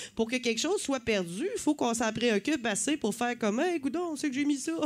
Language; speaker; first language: French; native; French